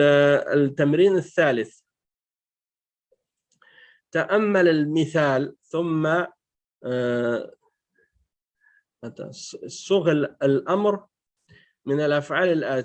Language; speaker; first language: Arabic; non-native, fluent; French